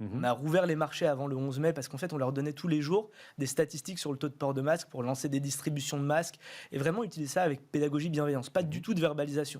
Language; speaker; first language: French; native; French